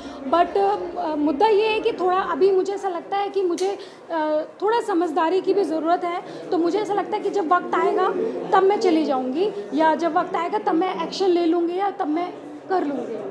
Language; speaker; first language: Hindi; native; Hindi